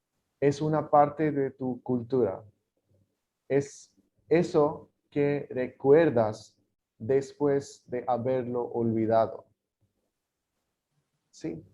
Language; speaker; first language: Spanish; non-native, learner; English